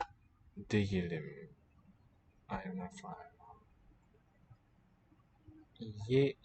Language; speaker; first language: Turkish; non-native, learner; English